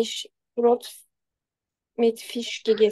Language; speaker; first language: German; non-native, learner; Turkish